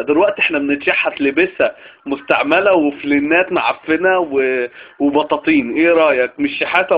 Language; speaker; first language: Arabic; native; Arabic